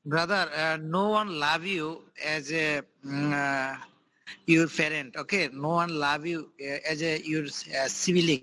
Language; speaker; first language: English; non-native, local second language; Bangla